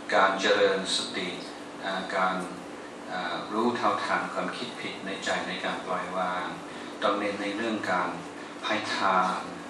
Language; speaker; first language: Thai; non-native, fluent; English